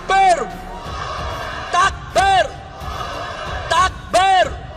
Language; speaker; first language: Indonesian; native; Indonesian